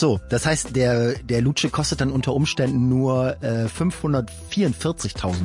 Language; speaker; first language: German; native; German